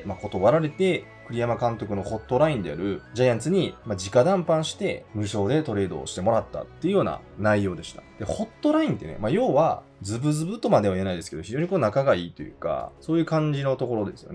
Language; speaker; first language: Japanese; native; Japanese